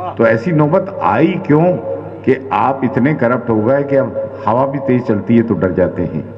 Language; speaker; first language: Urdu; native; Urdu